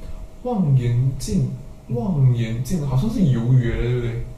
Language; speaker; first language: Chinese; native; Chinese